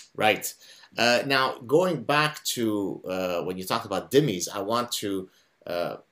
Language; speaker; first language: English; non-native, fluent; Arabic